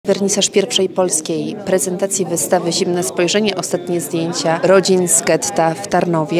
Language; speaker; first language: Polish; native; Polish